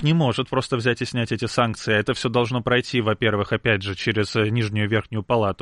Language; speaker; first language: Russian; native; Russian